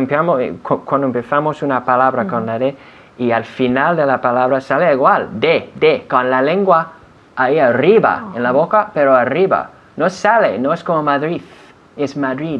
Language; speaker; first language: Spanish; non-native, fluent; English